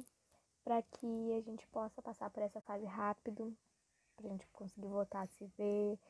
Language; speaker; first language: Portuguese; native; Portuguese